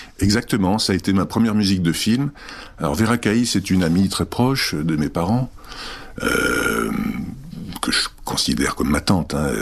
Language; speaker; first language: French; early bilingual, other home language; Czech